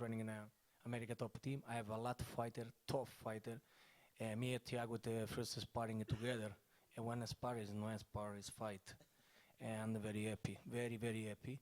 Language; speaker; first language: English; non-native, learner; Italian